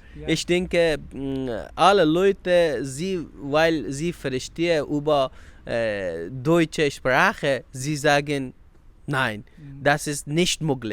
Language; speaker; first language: German; non-native, learner; Persian